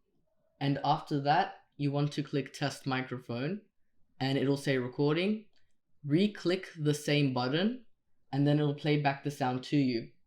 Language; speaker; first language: English; native; English